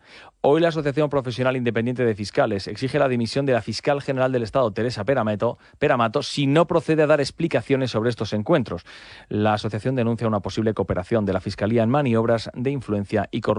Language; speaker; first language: Spanish; native; Spanish